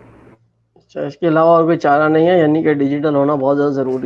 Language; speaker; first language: Hindi; non-native, fluent; Urdu